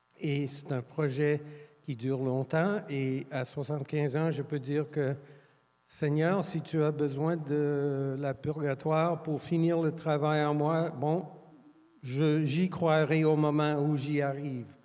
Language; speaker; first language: French; non-native, fluent; English